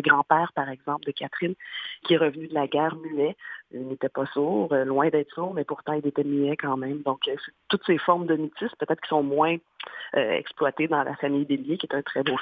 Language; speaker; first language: French; native; French